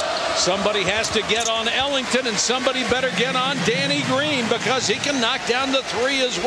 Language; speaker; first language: English; native; English